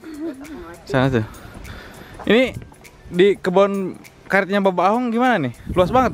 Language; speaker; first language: Indonesian; native; Indonesian